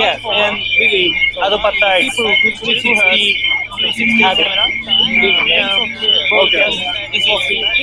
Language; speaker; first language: English; non-native, learner; Japanese